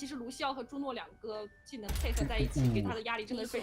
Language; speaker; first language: Chinese; native; Chinese